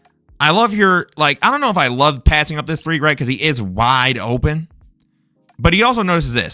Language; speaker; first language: English; native; English